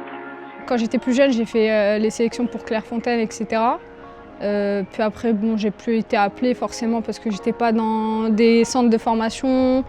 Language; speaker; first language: French; early bilingual, other home language; Arabic